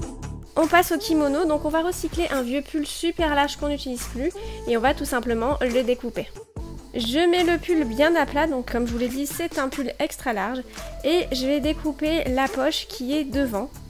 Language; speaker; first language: French; native; French